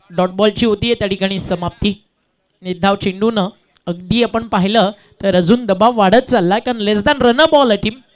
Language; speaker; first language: Marathi; native; Marathi